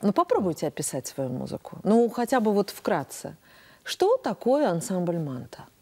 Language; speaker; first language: Russian; native; Russian